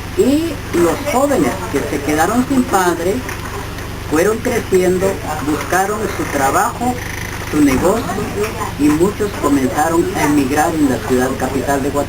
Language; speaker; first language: Spanish; non-native, local second language; Kʼicheʼ